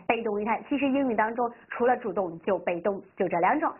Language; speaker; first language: Chinese; native; Chinese